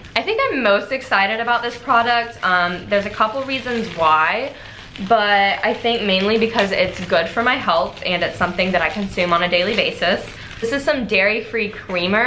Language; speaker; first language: English; native; English